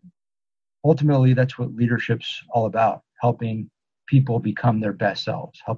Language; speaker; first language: English; native; English